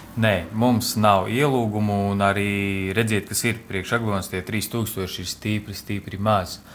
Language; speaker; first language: Latvian; native; Latvian